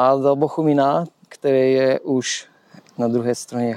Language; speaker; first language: Czech; non-native, learner; Polish